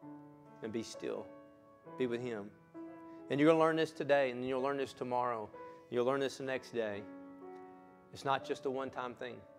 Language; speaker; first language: English; native; English